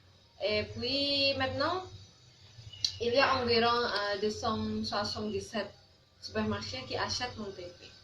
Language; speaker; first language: French; non-native, learner; Indonesian